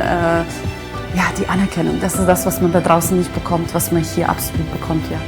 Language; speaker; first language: German; native; German